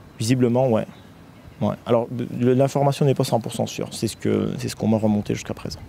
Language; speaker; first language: French; non-native, fluent; Turkish